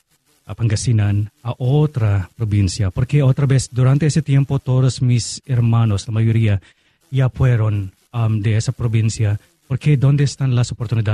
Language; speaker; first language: Spanish; non-native, fluent; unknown